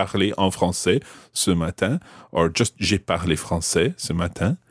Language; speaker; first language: French; non-native, fluent; English